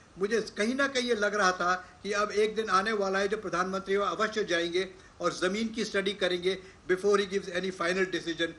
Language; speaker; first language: Hindi; native; Hindi